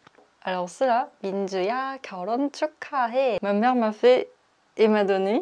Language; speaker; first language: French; non-native, fluent; Korean